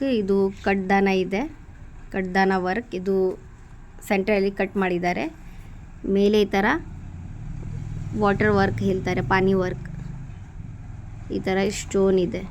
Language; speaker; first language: Kannada; non-native, local second language; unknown